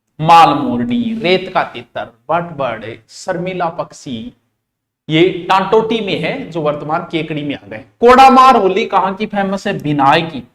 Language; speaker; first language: Hindi; native; Hindi